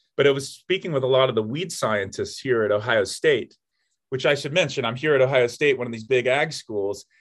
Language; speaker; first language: English; native; English